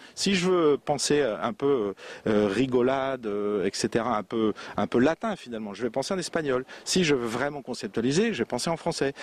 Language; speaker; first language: French; non-native, local second language; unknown